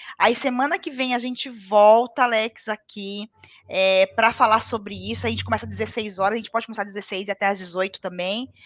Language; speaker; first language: Portuguese; native; Portuguese